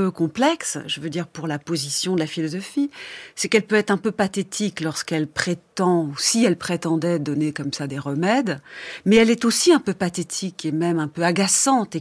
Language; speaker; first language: French; native; French